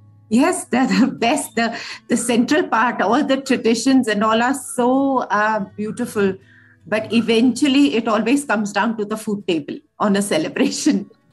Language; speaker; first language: English; non-native, local second language; Hindi